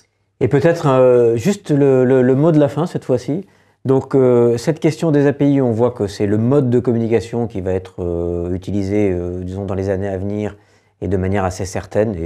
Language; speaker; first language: French; native; French